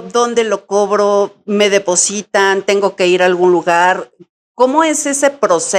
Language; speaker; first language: Spanish; native; Spanish